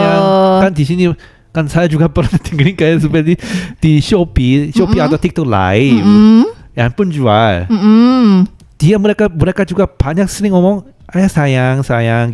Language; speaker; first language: Indonesian; non-native, fluent; Korean